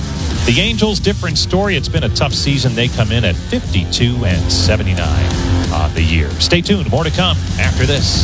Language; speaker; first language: English; native; English